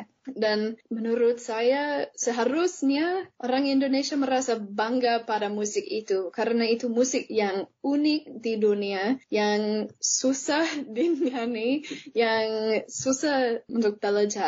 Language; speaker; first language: Indonesian; non-native, fluent; English